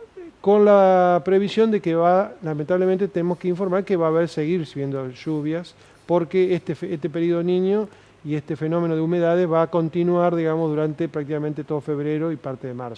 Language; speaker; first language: Spanish; native; Spanish